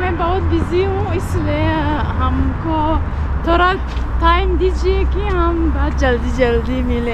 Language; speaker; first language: Hindi; non-native, learner; Tajik